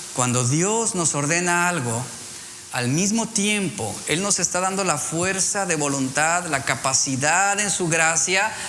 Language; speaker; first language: Spanish; native; Spanish